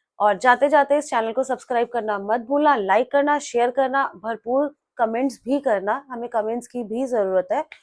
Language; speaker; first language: Hindi; native; Hindi